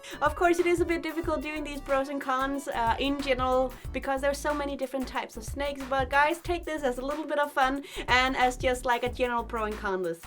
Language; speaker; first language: English; non-native, fluent; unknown